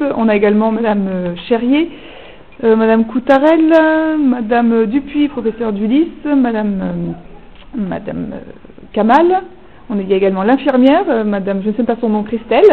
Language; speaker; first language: French; native; French